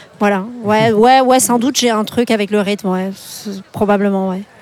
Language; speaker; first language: French; native; French